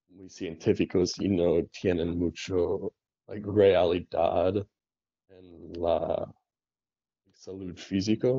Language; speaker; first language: Spanish; non-native, learner; English